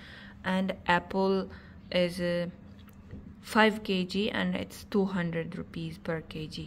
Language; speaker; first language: English; non-native, fluent; Chinese